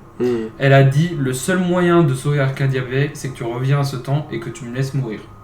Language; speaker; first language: French; native; French